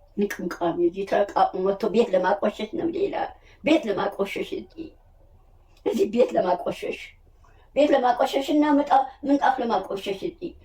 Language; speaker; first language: Amharic; native; Amharic